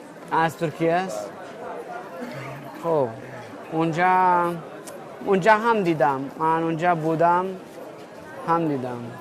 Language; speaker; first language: Persian; non-native, learner; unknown